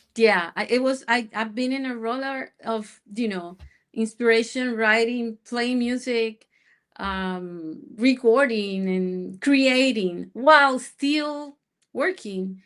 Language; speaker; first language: English; non-native, fluent; Spanish